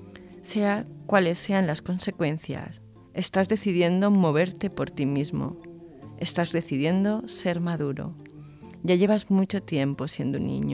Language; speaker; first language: Spanish; native; Spanish